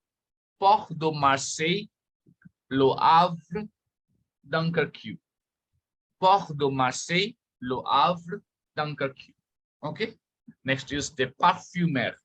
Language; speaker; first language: French; non-native, fluent; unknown